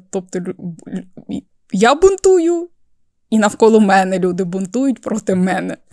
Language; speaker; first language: Ukrainian; native; Ukrainian